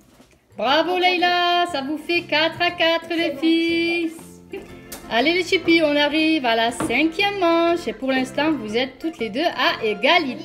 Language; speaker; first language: French; native; French